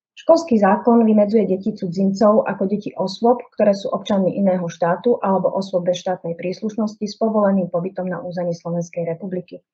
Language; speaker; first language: Slovak; native; Slovak